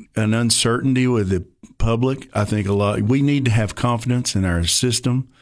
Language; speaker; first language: English; native; English